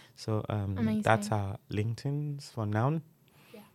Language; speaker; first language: English; non-native, local second language; Yoruba